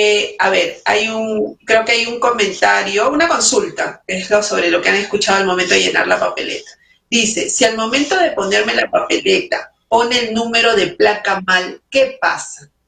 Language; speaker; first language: Spanish; native; Spanish